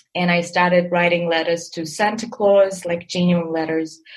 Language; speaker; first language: English; non-native, fluent; Russian